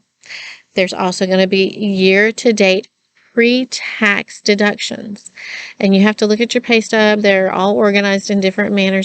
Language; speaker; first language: English; native; English